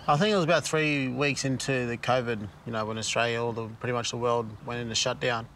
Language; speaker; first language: English; native; English